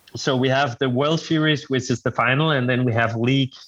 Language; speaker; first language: English; non-native, fluent; Danish